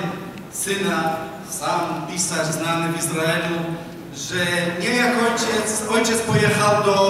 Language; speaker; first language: Polish; non-native, fluent; Hebrew